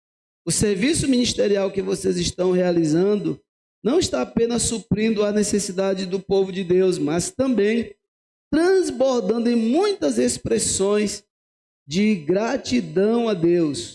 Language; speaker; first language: Portuguese; native; Portuguese